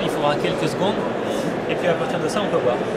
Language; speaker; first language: French; native; French